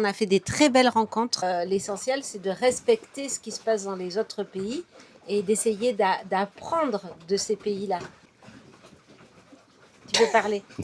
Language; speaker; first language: French; native; French